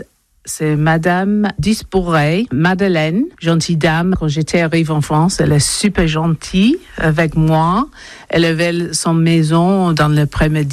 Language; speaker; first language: French; non-native, learner; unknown